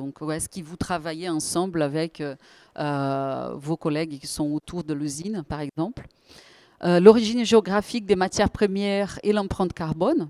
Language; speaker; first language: French; native; French